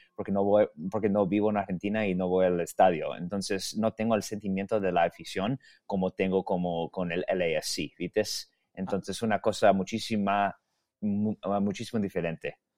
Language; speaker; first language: Spanish; early bilingual, heritage; Spanish